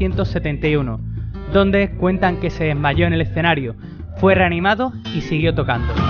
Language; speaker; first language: Spanish; native; Spanish